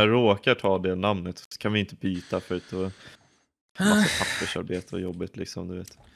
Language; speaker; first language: Swedish; native; Swedish